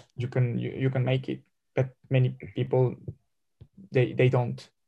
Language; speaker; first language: English; non-native, fluent; Spanish